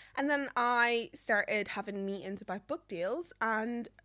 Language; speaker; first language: English; native; English